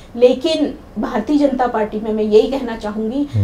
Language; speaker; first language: Hindi; native; Hindi